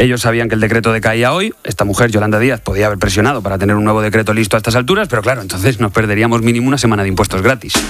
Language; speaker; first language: Spanish; native; Spanish